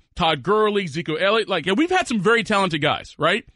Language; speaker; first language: English; native; English